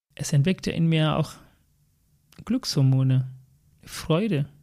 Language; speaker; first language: German; non-native, fluent; Tamil